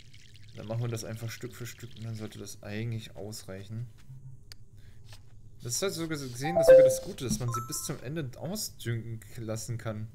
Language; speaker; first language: German; native; German